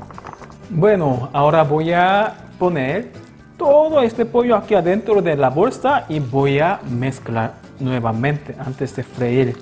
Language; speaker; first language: Spanish; non-native, local second language; Korean